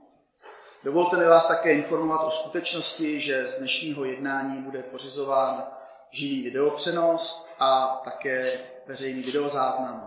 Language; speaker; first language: Czech; native; Czech